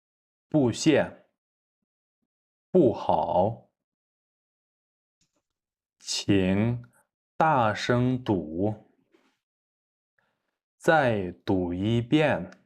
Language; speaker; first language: Chinese; non-native, fluent; Kyrgyz